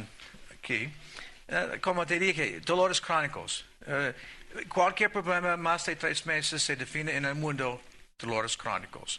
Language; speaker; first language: Spanish; non-native, learner; English